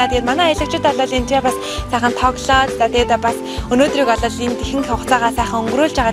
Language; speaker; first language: Mongolian; native; Mongolian